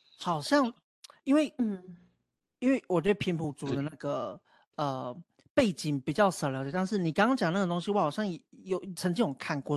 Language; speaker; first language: Chinese; native; Chinese